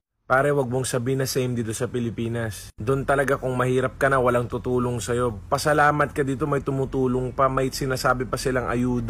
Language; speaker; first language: Filipino; non-native, local second language; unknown